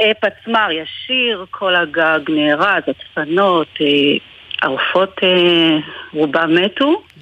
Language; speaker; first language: Hebrew; native; Hebrew